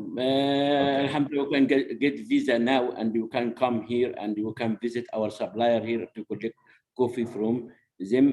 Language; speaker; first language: English; non-native, learner; Arabic